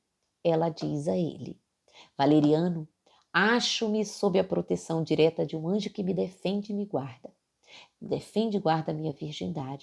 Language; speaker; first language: Portuguese; native; Portuguese